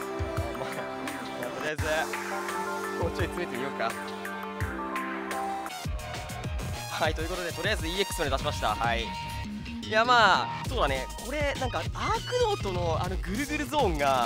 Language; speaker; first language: Japanese; native; Japanese